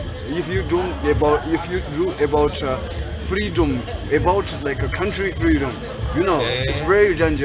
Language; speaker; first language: English; non-native, learner; Tibetan